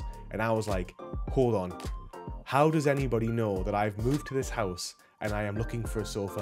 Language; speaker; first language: English; native; English